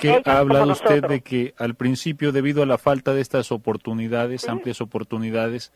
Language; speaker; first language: Spanish; native; Spanish